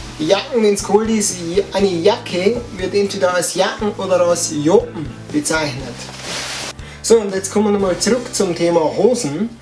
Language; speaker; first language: German; native; German